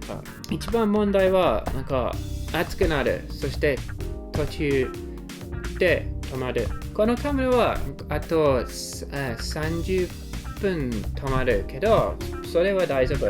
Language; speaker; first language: Japanese; non-native, learner; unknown